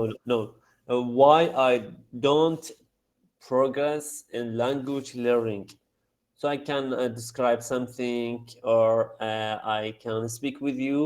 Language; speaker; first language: English; non-native, learner; Arabic